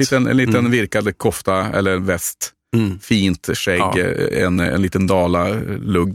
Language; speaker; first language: Swedish; native; Swedish